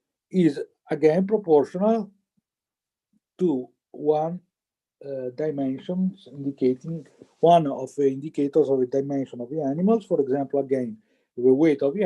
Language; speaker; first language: English; non-native, fluent; Italian